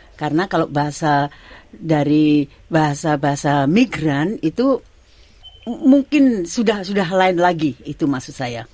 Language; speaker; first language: Indonesian; non-native, local second language; Javanese